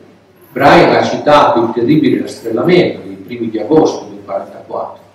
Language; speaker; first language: Italian; native; Italian